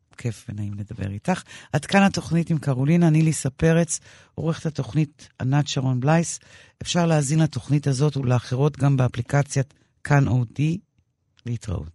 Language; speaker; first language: Hebrew; native; Hebrew